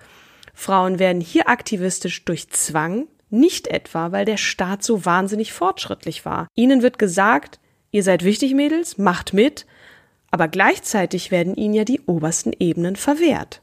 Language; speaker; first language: German; native; German